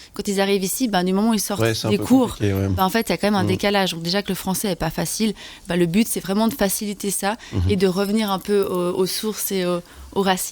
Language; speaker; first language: French; native; French